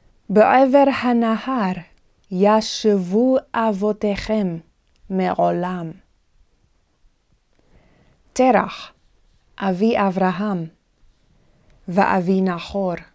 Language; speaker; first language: Hebrew; non-native, fluent; English